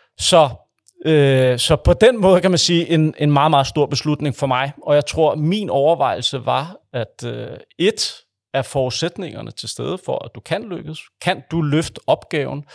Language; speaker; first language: Danish; native; Danish